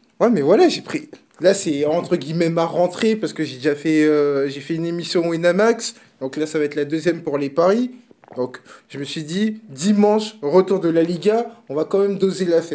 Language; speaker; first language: French; native; French